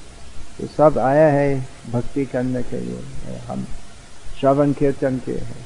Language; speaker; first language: Hindi; non-native, learner; English